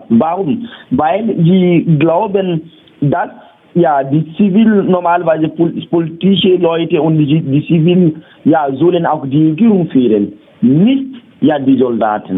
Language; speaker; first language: German; non-native, learner; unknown